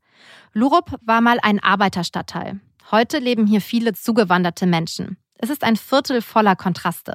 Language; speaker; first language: German; native; German